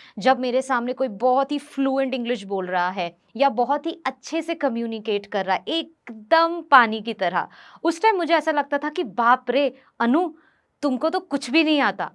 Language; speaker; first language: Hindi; non-native, local second language; Bhojpuri